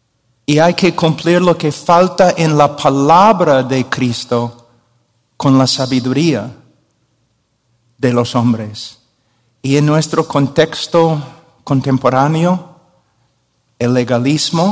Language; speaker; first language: Spanish; non-native, fluent; English